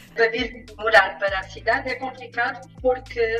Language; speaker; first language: Portuguese; native; Portuguese